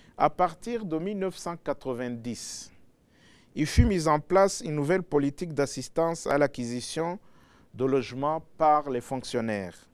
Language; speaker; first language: French; non-native, local second language; Rundi